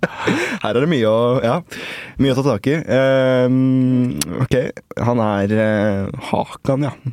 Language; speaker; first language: Norwegian; native; Norwegian